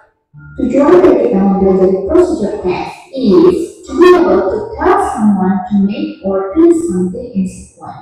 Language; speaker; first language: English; non-native, fluent; Indonesian